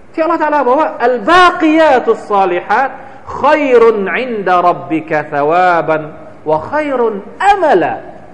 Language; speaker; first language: Thai; non-native, local second language; Malay